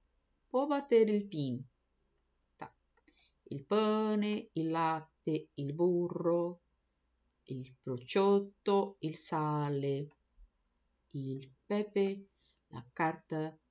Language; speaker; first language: Italian; non-native, learner; Portuguese